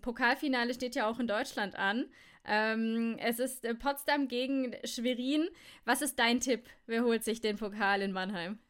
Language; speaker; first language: German; native; German